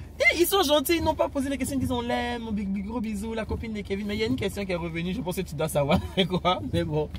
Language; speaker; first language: French; native; French